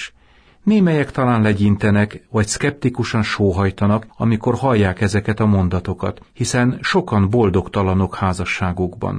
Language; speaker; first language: Hungarian; native; Hungarian